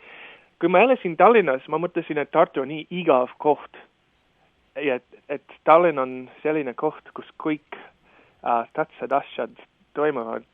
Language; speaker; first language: Estonian; non-native, fluent; English